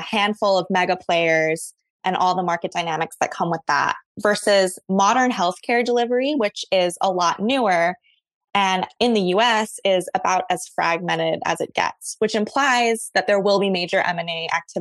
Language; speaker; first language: English; native; English